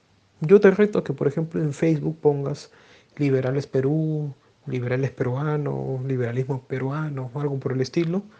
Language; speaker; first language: Spanish; native; Spanish